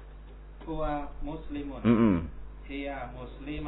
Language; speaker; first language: Arabic; non-native, learner; Indonesian